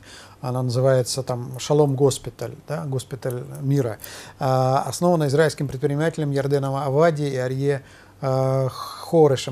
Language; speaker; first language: Russian; native; Russian